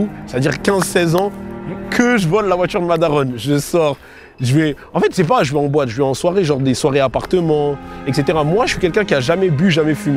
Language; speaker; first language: French; native; French